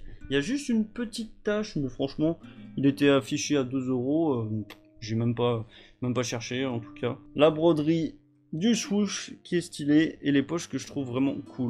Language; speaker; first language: French; native; French